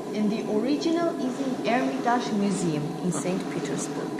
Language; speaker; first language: English; non-native, fluent; Armenian